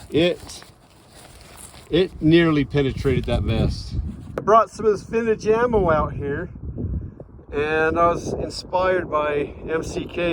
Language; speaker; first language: English; native; English